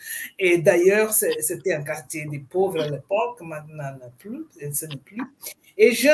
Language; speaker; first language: French; non-native, fluent; Portuguese